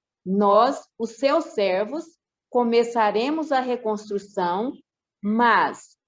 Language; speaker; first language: Portuguese; native; Portuguese